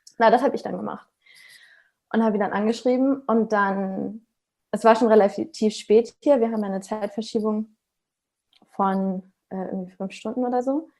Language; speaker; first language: German; native; German